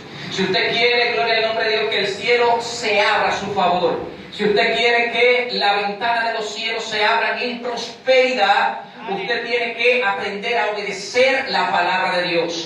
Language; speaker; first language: Spanish; native; Spanish